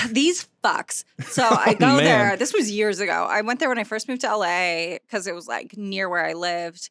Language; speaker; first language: English; native; English